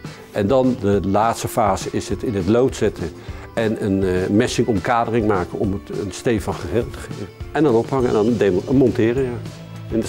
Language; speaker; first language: Dutch; native; Dutch